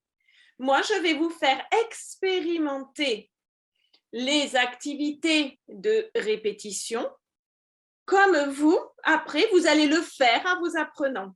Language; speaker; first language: French; native; French